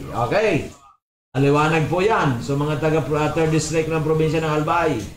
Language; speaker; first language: Filipino; non-native, local second language; Bikol